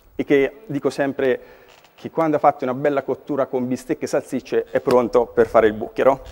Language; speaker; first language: Italian; native; Italian